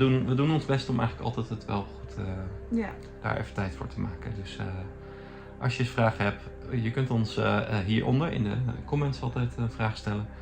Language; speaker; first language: Dutch; native; Dutch